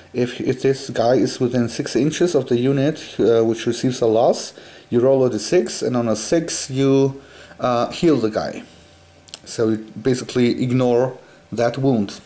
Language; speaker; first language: English; non-native, fluent; German